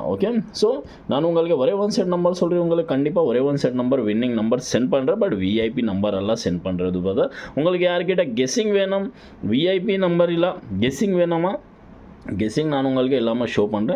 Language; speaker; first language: Tamil; non-native, learner; Kannada